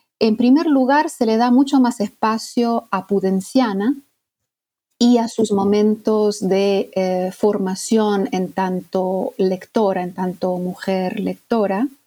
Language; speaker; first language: Spanish; non-native, fluent; Italian